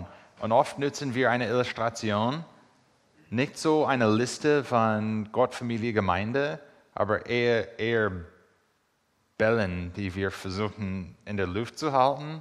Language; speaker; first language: German; non-native, fluent; English